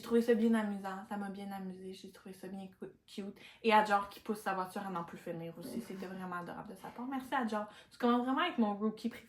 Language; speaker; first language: French; native; French